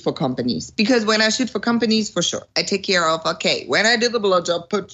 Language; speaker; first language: English; non-native, fluent; German